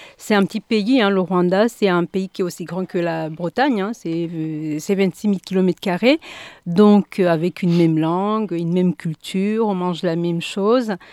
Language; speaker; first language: French; non-native, local second language; Kinyarwanda